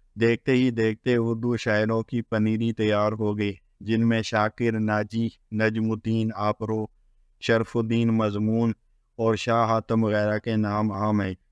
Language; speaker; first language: Urdu; native; Urdu